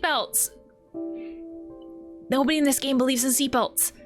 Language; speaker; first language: English; native; English